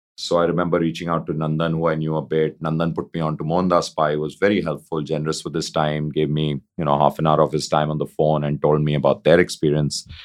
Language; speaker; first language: English; non-native, local second language; Hindi